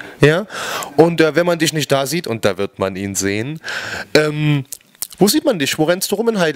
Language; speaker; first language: German; native; German